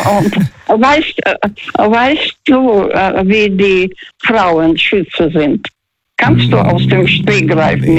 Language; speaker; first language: German; non-native, fluent; Russian